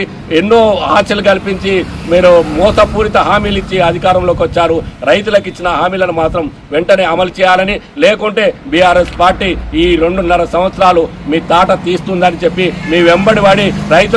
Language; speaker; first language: Telugu; native; Telugu